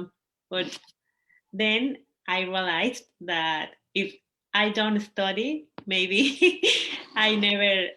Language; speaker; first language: English; non-native, learner; Spanish